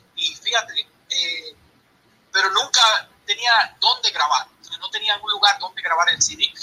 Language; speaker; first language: Spanish; early bilingual, heritage; Spanish